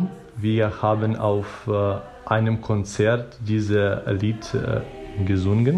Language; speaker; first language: German; non-native, learner; Ukrainian